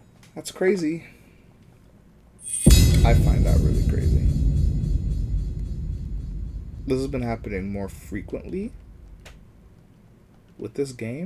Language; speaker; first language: English; native; English